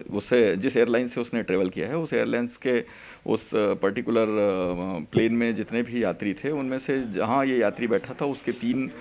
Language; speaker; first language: Hindi; native; Hindi